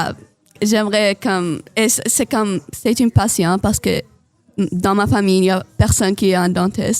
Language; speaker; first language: French; non-native, local second language; Arabic